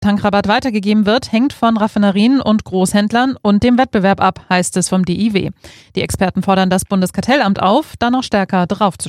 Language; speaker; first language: German; native; German